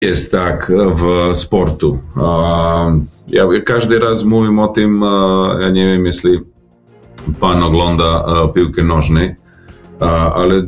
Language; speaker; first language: Polish; non-native, learner; Serbian